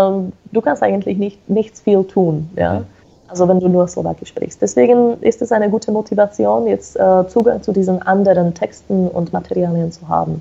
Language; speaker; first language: German; non-native, fluent; Slovak